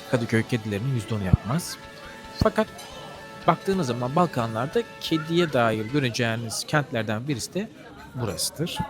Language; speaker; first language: Turkish; native; Turkish